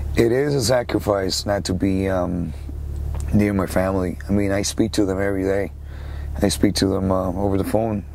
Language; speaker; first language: English; non-native, fluent; Spanish